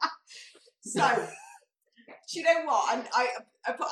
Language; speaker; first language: English; native; English